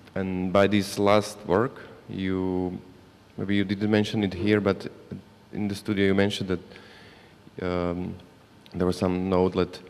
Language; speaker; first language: English; non-native, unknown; Slovak